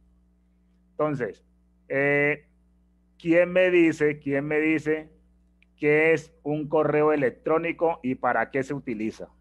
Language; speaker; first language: Spanish; native; Spanish